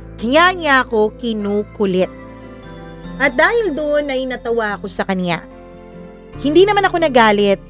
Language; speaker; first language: Filipino; non-native, local second language; Cebuano